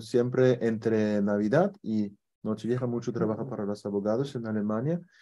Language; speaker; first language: Spanish; non-native, fluent; German